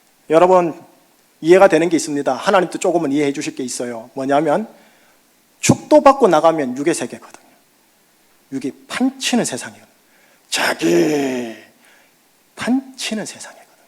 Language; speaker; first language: Korean; native; Korean